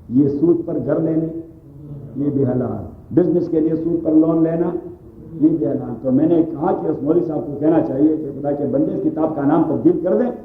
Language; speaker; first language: Urdu; non-native, local second language; Pashto